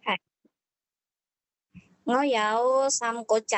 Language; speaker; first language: Cantonese; non-native, learner; Indonesian